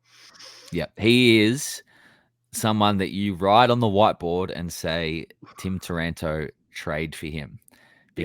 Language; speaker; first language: English; native; English